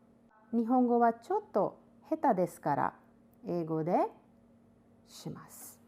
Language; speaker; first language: Japanese; non-native, fluent; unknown